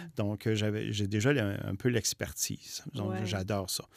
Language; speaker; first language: French; native; French